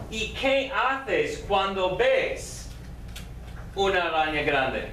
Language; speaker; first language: Spanish; non-native, fluent; English